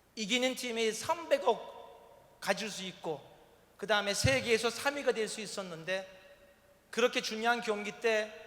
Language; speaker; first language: Korean; non-native, fluent; Turkish